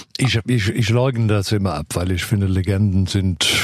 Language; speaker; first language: German; non-native, fluent; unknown